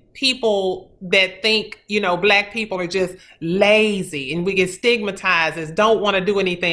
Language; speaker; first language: English; native; English